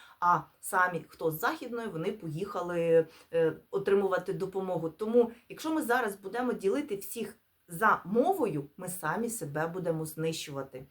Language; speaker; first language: Ukrainian; non-native, local second language; Russian